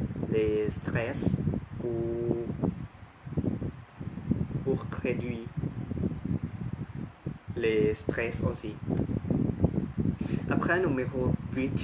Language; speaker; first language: French; non-native, learner; Thai